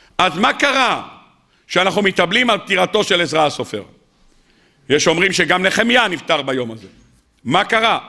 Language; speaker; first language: Hebrew; native; Hebrew